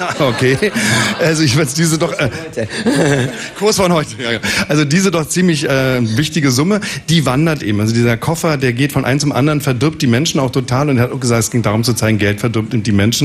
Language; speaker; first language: German; native; German